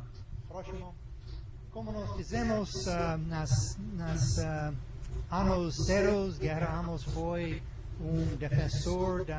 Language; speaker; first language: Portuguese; non-native, learner; English